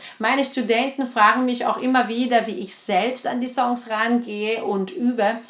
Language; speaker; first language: German; non-native, fluent; Italian